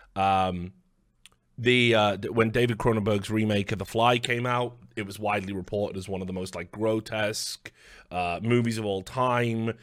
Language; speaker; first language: English; native; English